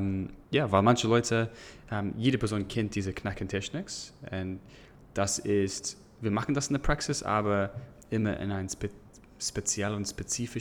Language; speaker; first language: German; non-native, learner; English